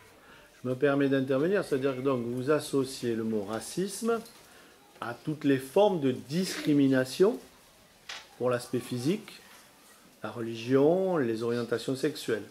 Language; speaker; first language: French; native; French